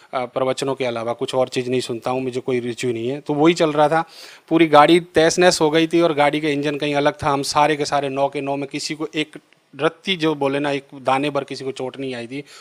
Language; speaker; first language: Hindi; native; Hindi